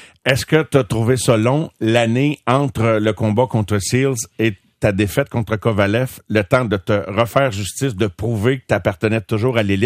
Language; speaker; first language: French; native; French